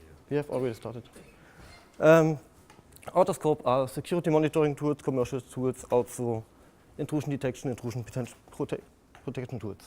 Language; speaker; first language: English; non-native, fluent; German